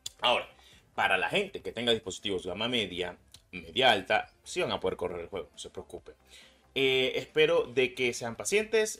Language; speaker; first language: Spanish; native; Spanish